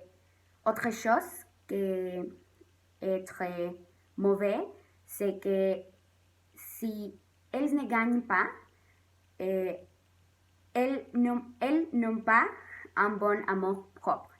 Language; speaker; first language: French; non-native, learner; Spanish